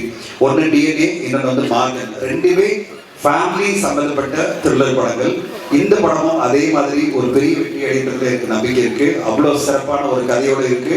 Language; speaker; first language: Tamil; native; Tamil